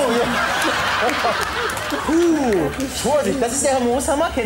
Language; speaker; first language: German; native; German